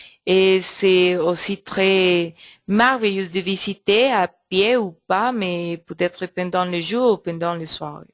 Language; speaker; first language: French; non-native, learner; Spanish